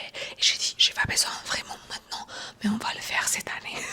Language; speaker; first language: French; non-native, fluent; Romanian